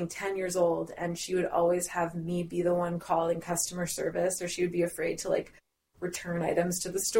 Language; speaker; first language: English; non-native, local second language; French